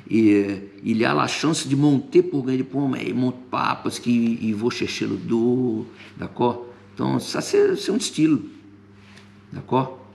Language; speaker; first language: French; non-native, fluent; Portuguese